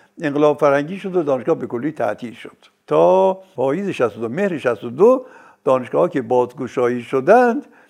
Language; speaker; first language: Persian; native; Persian